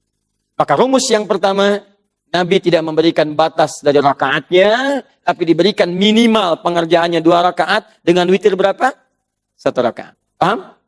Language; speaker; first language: Indonesian; native; Indonesian